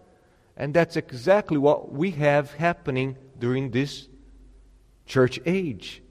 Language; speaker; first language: English; non-native, fluent; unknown